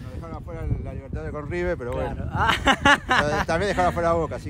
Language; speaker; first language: Spanish; native; Spanish